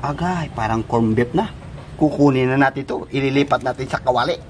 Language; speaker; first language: Filipino; native; Filipino